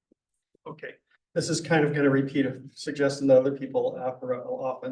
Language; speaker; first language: English; native; English